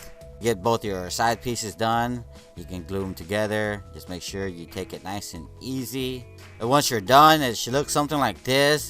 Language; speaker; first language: English; native; English